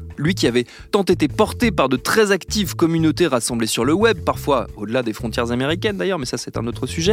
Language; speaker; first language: French; native; French